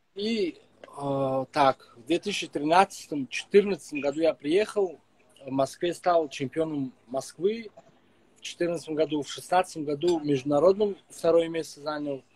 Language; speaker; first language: Russian; non-native, local second language; Tajik